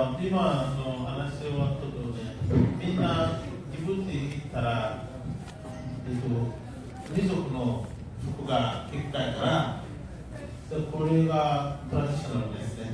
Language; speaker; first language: Japanese; non-native, learner; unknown